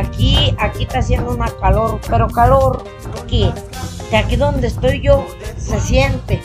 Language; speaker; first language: Spanish; native; Spanish